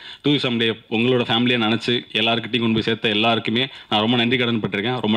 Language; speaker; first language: Tamil; native; Tamil